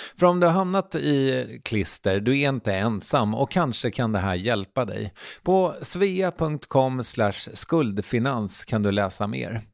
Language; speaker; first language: Swedish; native; Swedish